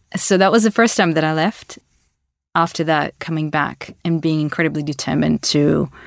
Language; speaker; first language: English; early bilingual, other home language; Russian